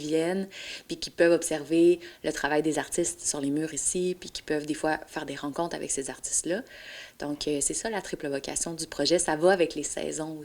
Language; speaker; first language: French; native; French